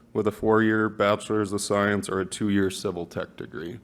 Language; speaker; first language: English; native; English